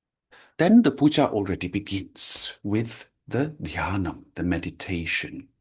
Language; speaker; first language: English; non-native, fluent; German